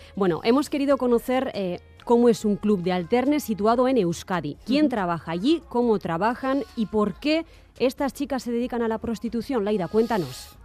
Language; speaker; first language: Spanish; native; Spanish